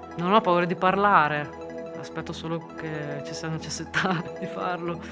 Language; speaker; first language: Italian; native; Italian